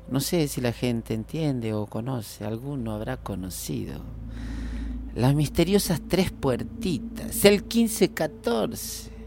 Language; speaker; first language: Spanish; native; Spanish